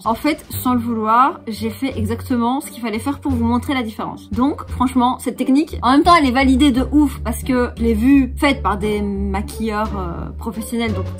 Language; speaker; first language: French; native; French